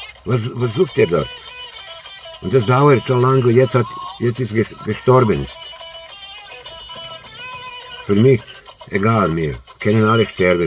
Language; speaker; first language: German; non-native, learner; Croatian